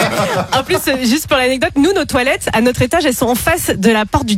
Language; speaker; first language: French; native; French